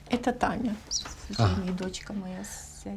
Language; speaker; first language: Russian; native; Russian